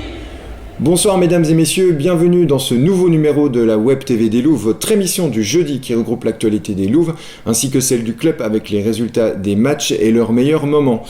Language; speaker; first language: French; native; French